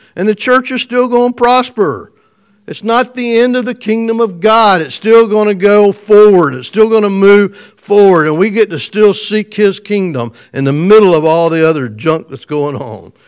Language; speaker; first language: English; native; English